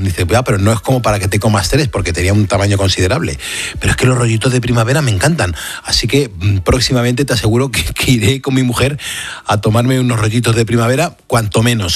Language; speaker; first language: Spanish; native; Spanish